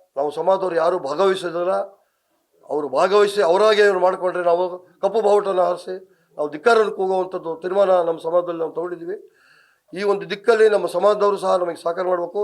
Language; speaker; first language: Kannada; non-native, local second language; Lambadi